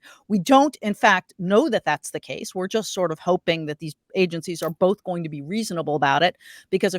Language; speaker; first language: English; native; English